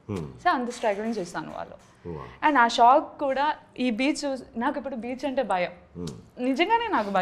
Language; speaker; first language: Telugu; non-native, learner; Malayalam